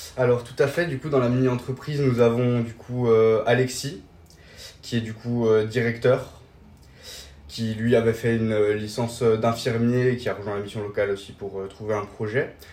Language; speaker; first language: French; native; French